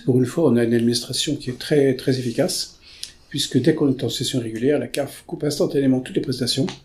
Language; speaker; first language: French; native; French